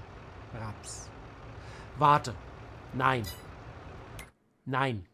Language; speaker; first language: German; native; German